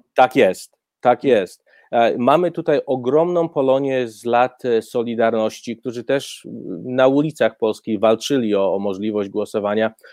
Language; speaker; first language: Polish; native; Polish